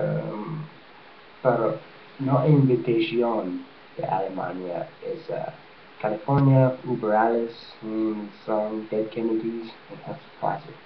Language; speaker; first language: Spanish; non-native, learner; English